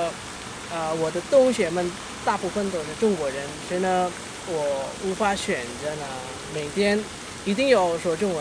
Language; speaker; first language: Chinese; non-native, fluent; Indonesian